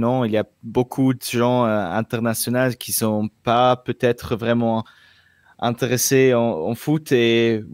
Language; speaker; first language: French; non-native, local second language; German